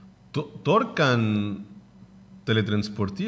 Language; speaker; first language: German; non-native, learner; Spanish